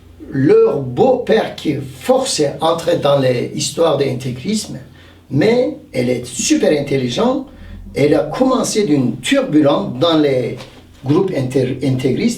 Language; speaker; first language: French; non-native, learner; Turkish